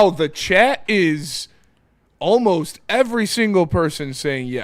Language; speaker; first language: English; native; English